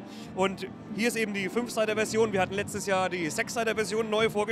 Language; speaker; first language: German; native; German